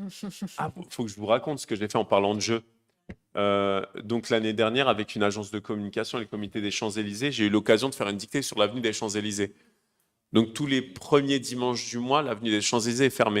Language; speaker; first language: French; native; French